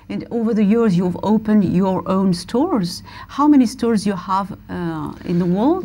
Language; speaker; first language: English; non-native, fluent; French